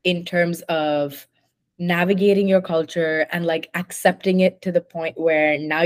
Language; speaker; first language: English; non-native, local second language; Hindi